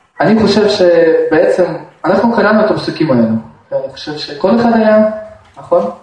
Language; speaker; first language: Hebrew; non-native, fluent; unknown